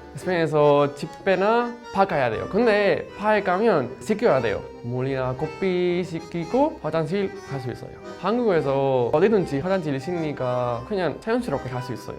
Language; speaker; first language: Korean; non-native, learner; Spanish